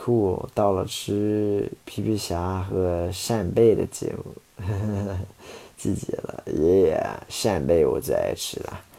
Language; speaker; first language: Chinese; non-native, fluent; English